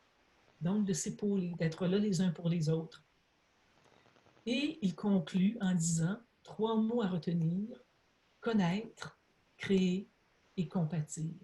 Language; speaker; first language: French; native; French